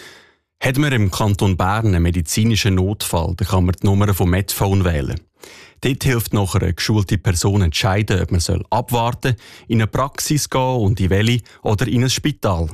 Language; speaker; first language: German; native; German